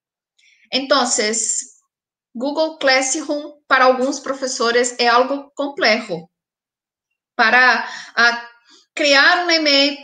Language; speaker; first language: Spanish; non-native, fluent; Portuguese